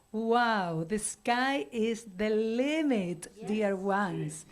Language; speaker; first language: English; non-native, fluent; Spanish